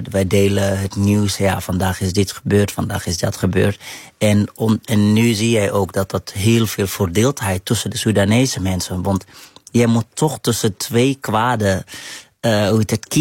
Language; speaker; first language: Dutch; non-native, fluent; Arabic